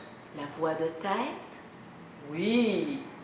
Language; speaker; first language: French; native; French